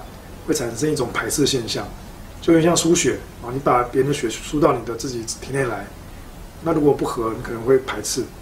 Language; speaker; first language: Chinese; native; Chinese